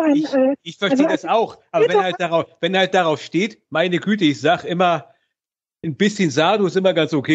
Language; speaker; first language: German; native; German